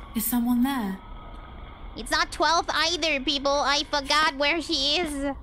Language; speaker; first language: English; non-native, fluent; German